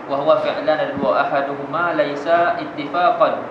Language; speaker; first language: Arabic; non-native, fluent; Malay